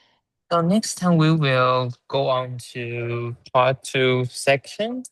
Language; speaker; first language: English; non-native, learner; Chinese